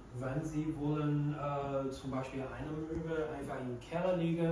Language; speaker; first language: German; non-native, learner; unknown